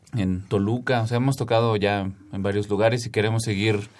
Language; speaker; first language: Spanish; native; Spanish